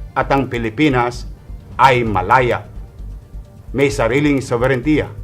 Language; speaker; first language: Filipino; native; Filipino